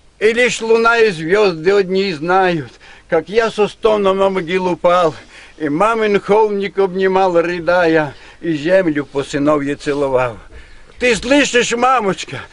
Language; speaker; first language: Russian; non-native, local second language; Ukrainian